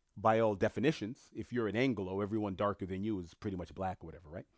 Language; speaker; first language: English; early bilingual, other home language; French